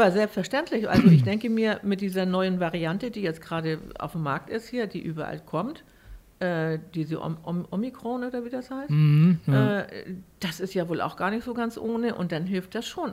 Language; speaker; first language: German; native; German